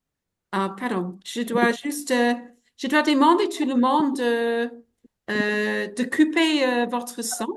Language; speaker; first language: French; non-native, fluent; English